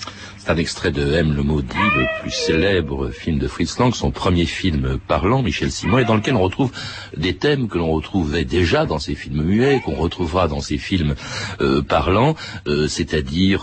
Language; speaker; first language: French; native; French